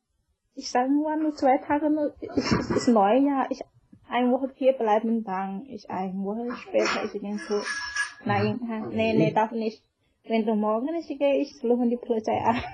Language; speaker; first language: German; non-native, learner; Chinese